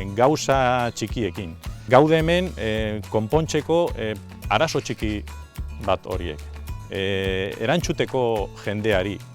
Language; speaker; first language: Basque; non-native, local second language; Spanish